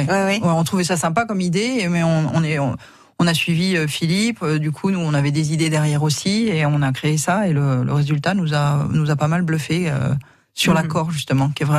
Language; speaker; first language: French; native; French